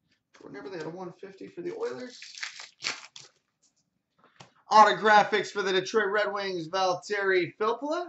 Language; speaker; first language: English; native; English